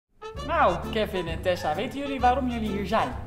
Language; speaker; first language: Dutch; native; Dutch